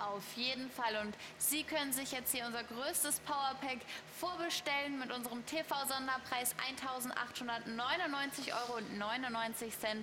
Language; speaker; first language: German; native; German